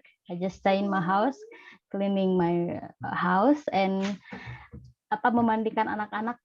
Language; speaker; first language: English; non-native, learner; Indonesian